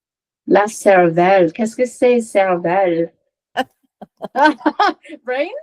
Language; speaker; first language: French; non-native, learner; English